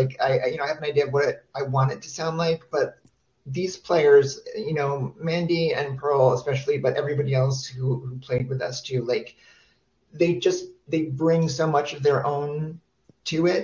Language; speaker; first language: English; native; English